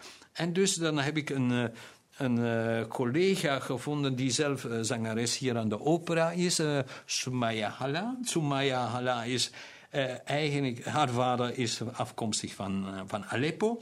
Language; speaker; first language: Dutch; non-native, local second language; German